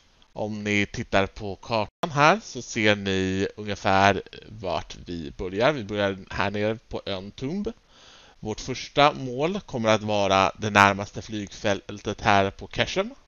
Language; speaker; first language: Swedish; native; Swedish